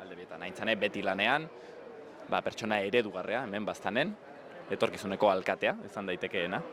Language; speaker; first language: Basque; native; Basque